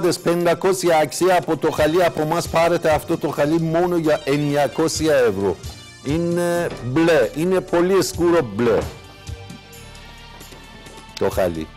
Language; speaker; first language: Greek; non-native, fluent; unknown